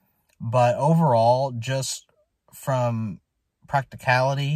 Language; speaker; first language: English; native; English